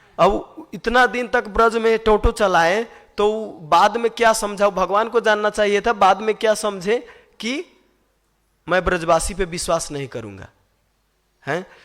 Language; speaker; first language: Hindi; non-native, fluent; Nepali